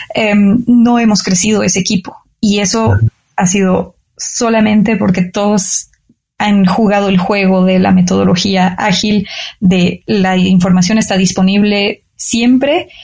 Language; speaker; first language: Spanish; native; Spanish